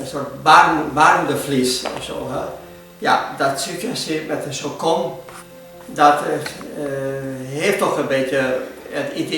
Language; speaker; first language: Dutch; non-native, fluent; Hungarian